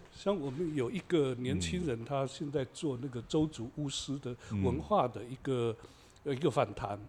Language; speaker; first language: Chinese; native; Chinese